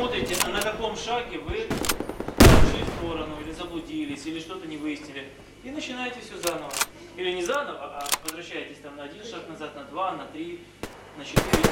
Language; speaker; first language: Russian; native; Russian